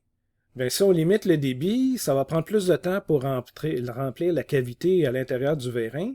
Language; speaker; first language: French; native; French